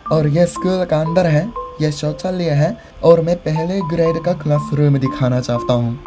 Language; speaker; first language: Hindi; non-native, fluent; Japanese